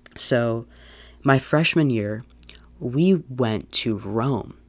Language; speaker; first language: English; native; English